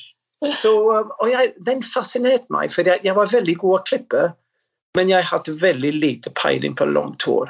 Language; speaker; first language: Norwegian; non-native, fluent; English